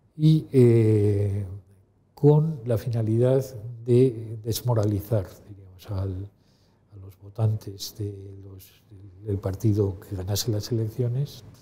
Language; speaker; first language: Spanish; native; Spanish